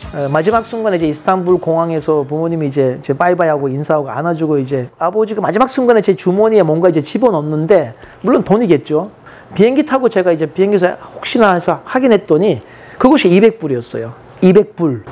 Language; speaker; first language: Korean; non-native, fluent; Turkish